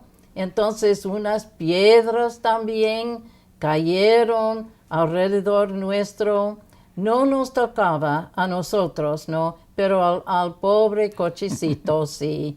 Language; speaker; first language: Spanish; non-native, fluent; English